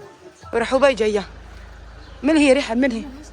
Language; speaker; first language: Arabic; native; Arabic